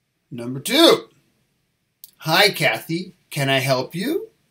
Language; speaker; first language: English; native; English